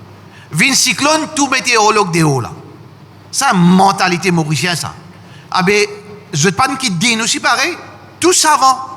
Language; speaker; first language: French; non-native, learner; Morisyen